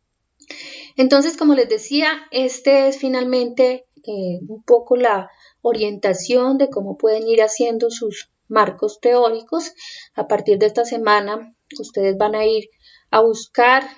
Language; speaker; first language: Spanish; native; Spanish